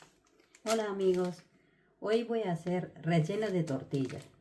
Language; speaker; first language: Spanish; non-native, learner; Malayalam